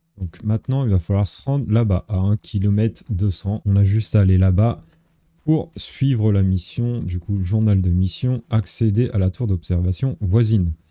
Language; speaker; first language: French; native; French